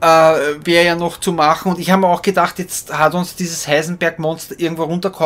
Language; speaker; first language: German; native; German